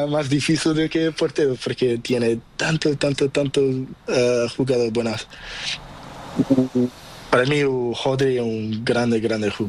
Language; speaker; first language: Spanish; non-native, learner; Portuguese